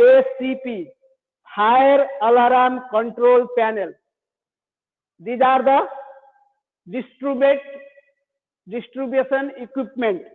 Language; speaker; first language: English; non-native, learner; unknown